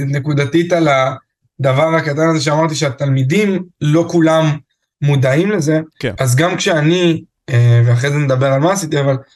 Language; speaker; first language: Hebrew; native; Hebrew